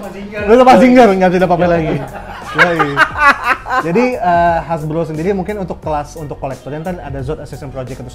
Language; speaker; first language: Indonesian; native; Indonesian